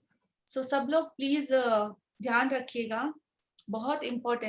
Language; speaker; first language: Hindi; native; Hindi